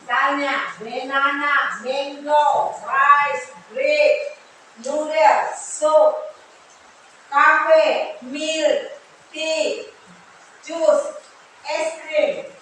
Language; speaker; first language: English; non-native, learner; Indonesian